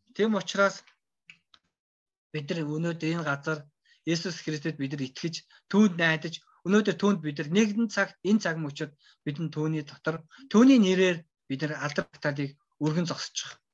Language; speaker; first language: Mongolian; non-native, fluent; Korean